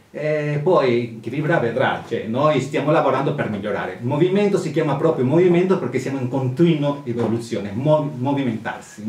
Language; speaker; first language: Italian; non-native, fluent; Spanish